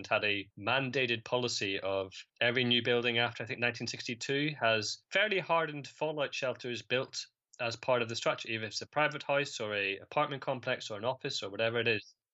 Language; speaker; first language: English; native; English